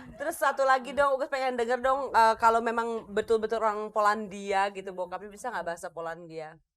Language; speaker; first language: Indonesian; native; Indonesian